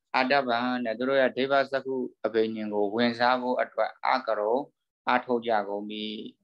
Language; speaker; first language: Burmese; native; Burmese